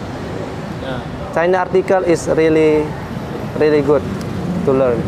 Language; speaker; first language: English; non-native, fluent; Indonesian